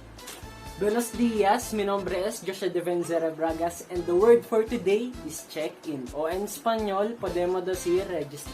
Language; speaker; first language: Spanish; non-native, learner; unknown